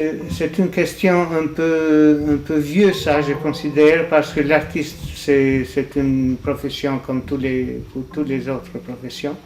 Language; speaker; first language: French; non-native, fluent; Albanian